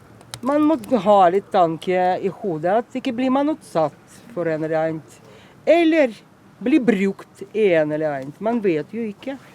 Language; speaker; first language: Norwegian; non-native, fluent; Russian